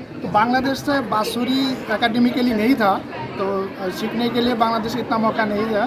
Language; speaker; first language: Hindi; non-native, learner; Bangla